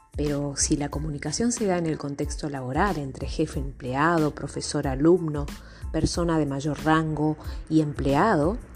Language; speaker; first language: Spanish; native; Spanish